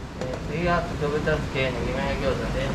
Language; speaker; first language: Japanese; native; Japanese